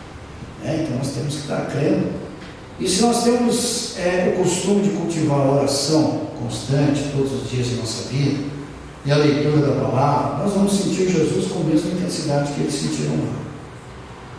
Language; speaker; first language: Portuguese; native; Portuguese